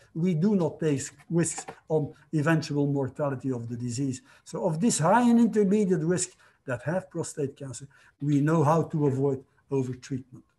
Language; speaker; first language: English; non-native, fluent; Dutch